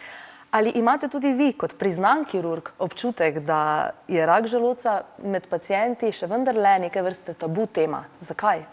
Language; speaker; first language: Slovenian; native; Slovenian